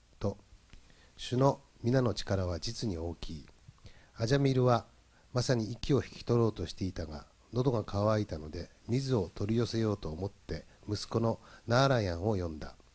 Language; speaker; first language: Japanese; native; Japanese